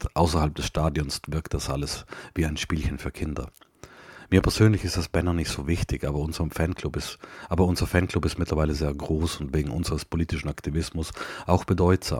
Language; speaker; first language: German; native; German